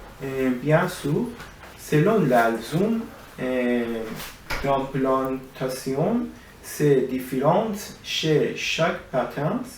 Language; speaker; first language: French; non-native, learner; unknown